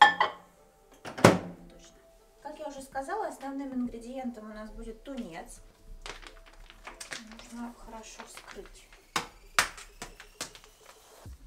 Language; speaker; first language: Russian; native; Russian